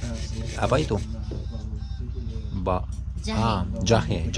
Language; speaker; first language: Indonesian; non-native, learner; Romanian